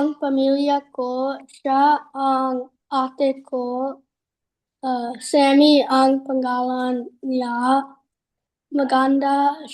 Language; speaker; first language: Filipino; non-native, learner; English